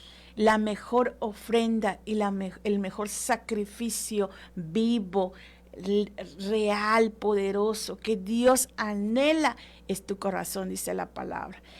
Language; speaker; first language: Spanish; native; Spanish